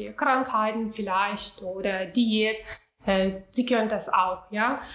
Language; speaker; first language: German; non-native, fluent; Russian